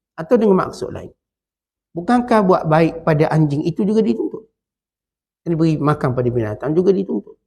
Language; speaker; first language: Malay; native; Malay